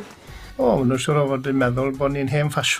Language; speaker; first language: Welsh; native; Welsh